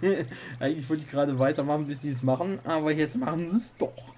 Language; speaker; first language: German; native; German